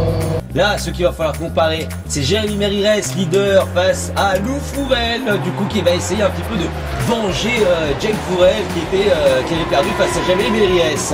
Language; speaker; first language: French; native; French